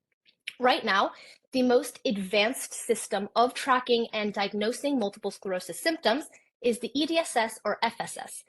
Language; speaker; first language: English; native; English